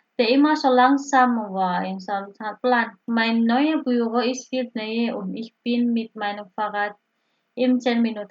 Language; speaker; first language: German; non-native, learner; Indonesian